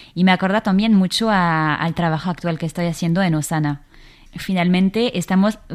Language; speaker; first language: Spanish; non-native, fluent; French